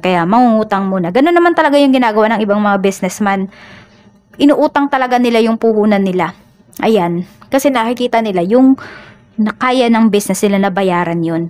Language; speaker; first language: Filipino; native; Filipino